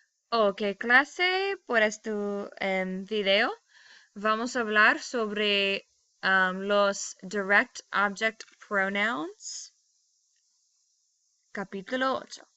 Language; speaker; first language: Spanish; non-native, fluent; English